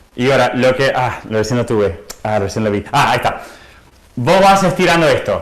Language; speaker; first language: Spanish; non-native, fluent; English